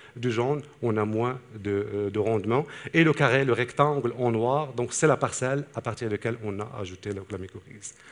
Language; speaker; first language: French; non-native, local second language; Arabic